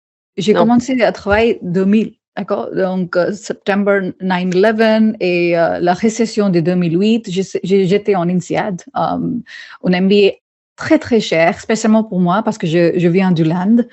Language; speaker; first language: French; non-native, fluent; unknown